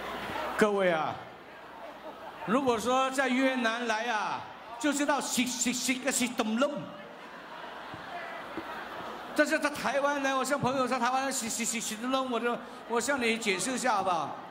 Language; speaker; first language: Chinese; early bilingual, heritage; Chinese